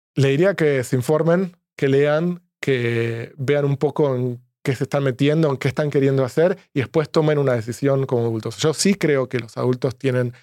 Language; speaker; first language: Spanish; native; Spanish